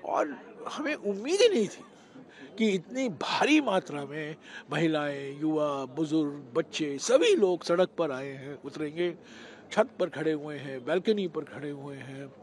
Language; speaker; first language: Hindi; non-native, local second language; Tamil